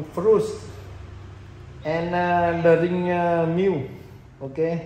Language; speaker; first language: English; non-native, learner; Vietnamese